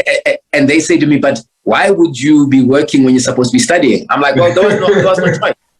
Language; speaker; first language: English; non-native, local second language; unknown